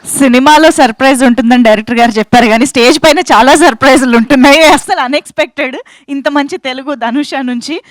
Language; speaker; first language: Telugu; native; Telugu